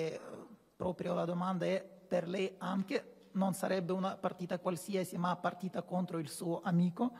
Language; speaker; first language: Italian; non-native, fluent; Russian